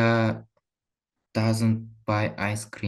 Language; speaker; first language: English; non-native, learner; Uzbek